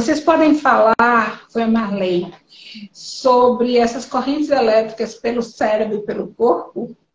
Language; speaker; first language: Portuguese; native; Portuguese